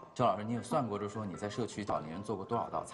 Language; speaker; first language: Chinese; native; Chinese